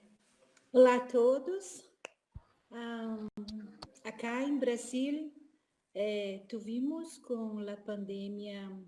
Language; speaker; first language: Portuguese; non-native, learner; Spanish